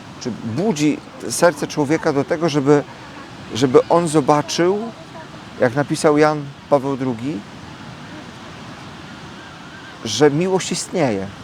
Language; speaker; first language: Polish; native; Polish